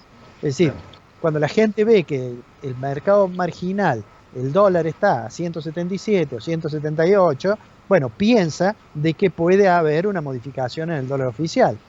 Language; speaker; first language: Spanish; native; Spanish